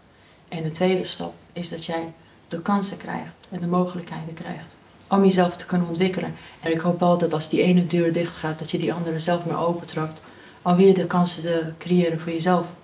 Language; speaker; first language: Dutch; early bilingual, other home language; Persian